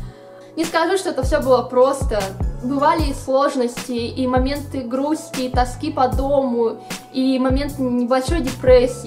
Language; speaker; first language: Russian; native; Russian